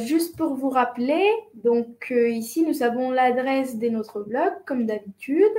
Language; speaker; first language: French; non-native, fluent; Spanish